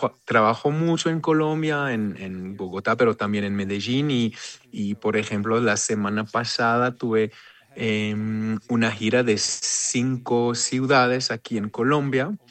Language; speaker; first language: Spanish; non-native, fluent; Hebrew